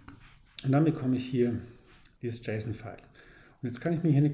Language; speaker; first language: German; native; German